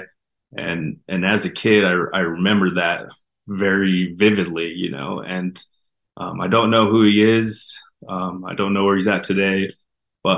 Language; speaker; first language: English; native; English